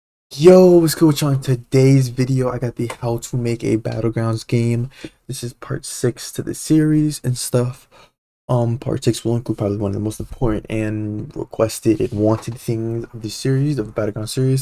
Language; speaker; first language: English; native; English